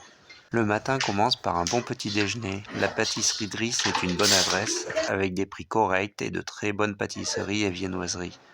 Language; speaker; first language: French; native; French